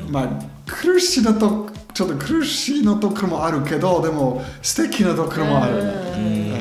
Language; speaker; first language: Japanese; non-native, fluent; German